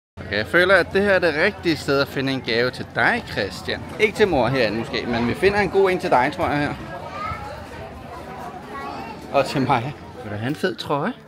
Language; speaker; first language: Danish; native; Danish